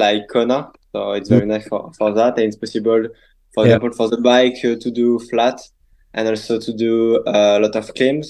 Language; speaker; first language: English; non-native, learner; French